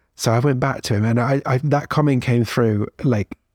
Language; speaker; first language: English; native; English